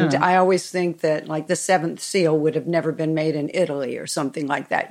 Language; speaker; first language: English; native; English